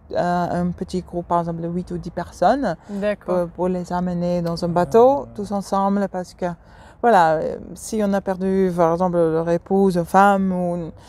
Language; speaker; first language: French; non-native, fluent; Dutch